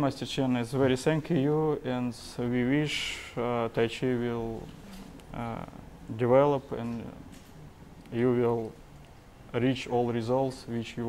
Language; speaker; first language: English; non-native, learner; Russian